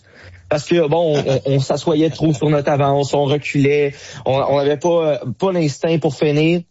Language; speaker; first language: French; native; French